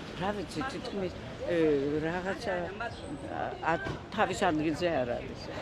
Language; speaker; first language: Georgian; non-native, local second language; Russian